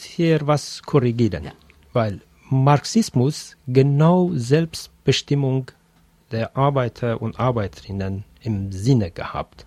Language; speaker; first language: German; non-native, fluent; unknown